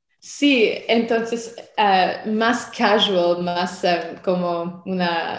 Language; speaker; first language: Spanish; non-native, learner; French